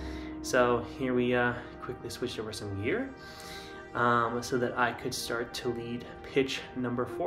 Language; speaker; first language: English; native; English